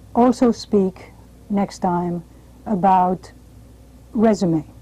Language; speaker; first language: English; non-native, fluent; French